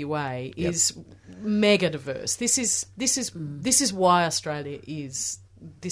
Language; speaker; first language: English; native; English